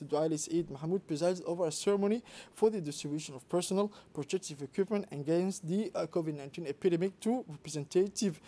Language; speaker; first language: English; non-native, fluent; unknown